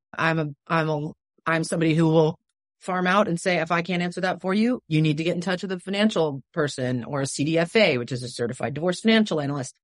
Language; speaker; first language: English; native; English